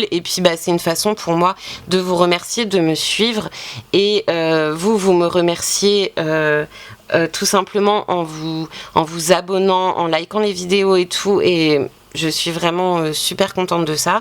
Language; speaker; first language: French; native; French